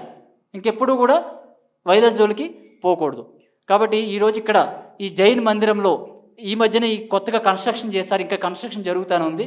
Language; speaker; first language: Telugu; native; Telugu